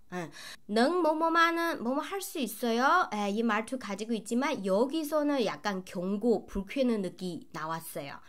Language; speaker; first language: Korean; non-native, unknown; Chinese